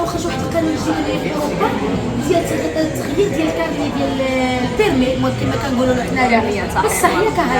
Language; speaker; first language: Arabic; native; Arabic